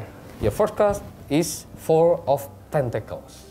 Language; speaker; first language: English; non-native, learner; Indonesian